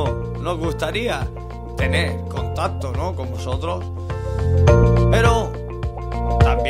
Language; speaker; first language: Spanish; native; Spanish